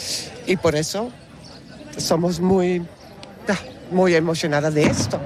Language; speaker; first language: Spanish; non-native, fluent; Dutch